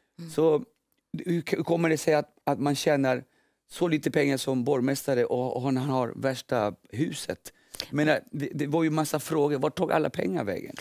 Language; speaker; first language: Swedish; early bilingual, other home language; Spanish